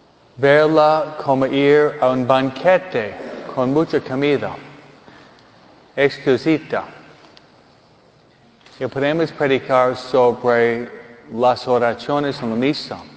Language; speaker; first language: Spanish; non-native, fluent; English